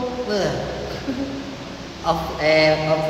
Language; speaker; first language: English; non-native, learner; Indonesian